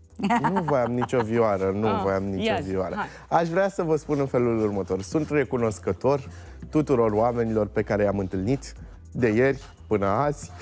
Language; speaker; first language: Romanian; native; Romanian